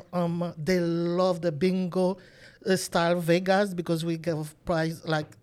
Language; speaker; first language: English; non-native, learner; Haitian Creole